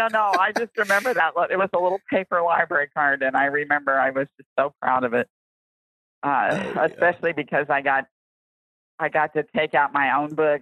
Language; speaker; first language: English; native; English